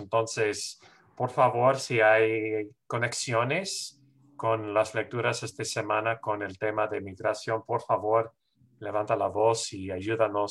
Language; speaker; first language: Spanish; non-native, fluent; English